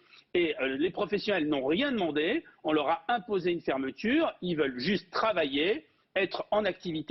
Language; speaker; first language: French; native; French